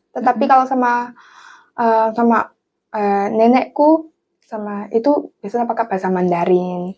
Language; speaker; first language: Indonesian; non-native, local second language; English